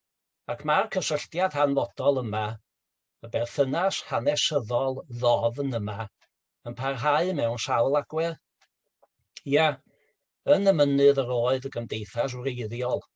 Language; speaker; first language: Welsh; native; Welsh